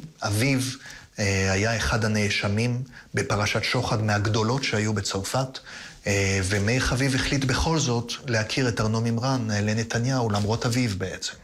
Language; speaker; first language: Hebrew; native; Hebrew